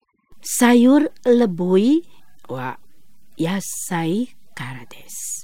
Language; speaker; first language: Japanese; non-native, fluent; Indonesian